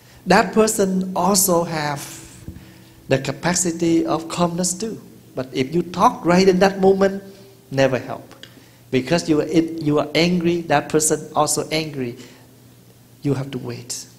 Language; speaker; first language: English; early bilingual, other home language; Vietnamese